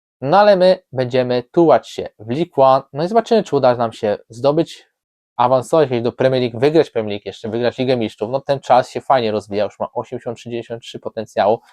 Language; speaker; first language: Polish; native; Polish